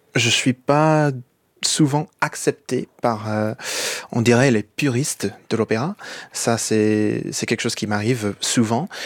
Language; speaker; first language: French; non-native, fluent; English